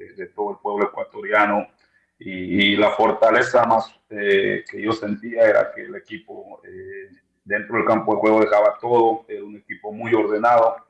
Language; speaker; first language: Spanish; native; Spanish